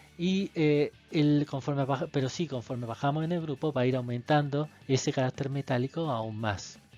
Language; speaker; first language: Spanish; native; Spanish